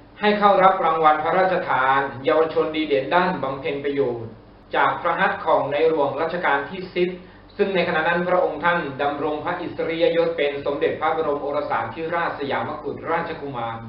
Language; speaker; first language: Thai; native; Thai